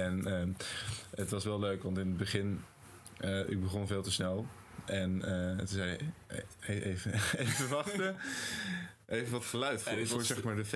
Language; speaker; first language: Dutch; native; Dutch